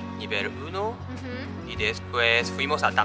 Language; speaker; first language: Spanish; non-native, learner; Japanese